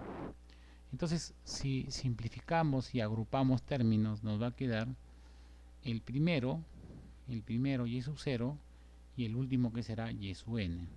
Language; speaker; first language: Spanish; native; Spanish